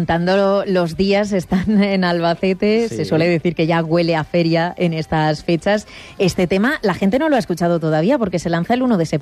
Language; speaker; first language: Spanish; native; Spanish